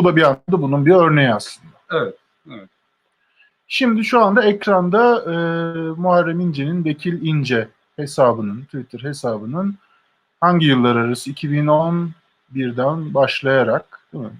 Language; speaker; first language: Turkish; native; Turkish